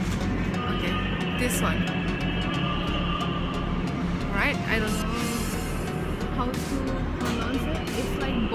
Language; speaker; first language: English; non-native, fluent; Indonesian